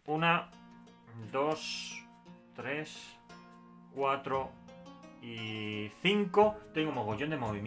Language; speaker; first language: Spanish; native; Spanish